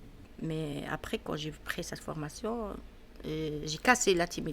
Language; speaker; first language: French; non-native, learner; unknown